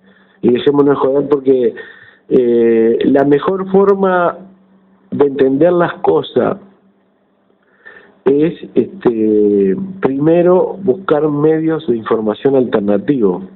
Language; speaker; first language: Spanish; native; Spanish